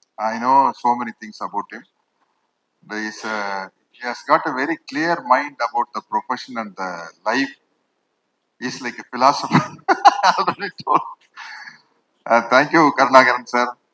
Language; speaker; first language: English; non-native, local second language; Tamil